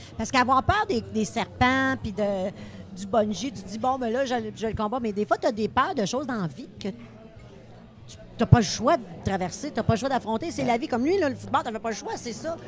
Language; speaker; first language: French; native; French